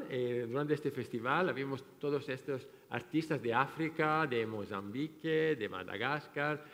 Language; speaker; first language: Spanish; non-native, fluent; French